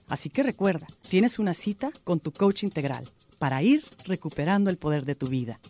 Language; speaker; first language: Spanish; native; Spanish